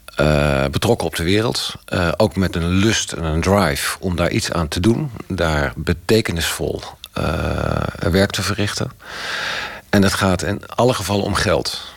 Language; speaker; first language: Dutch; native; Dutch